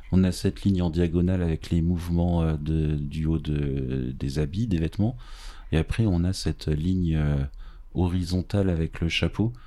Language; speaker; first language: French; native; French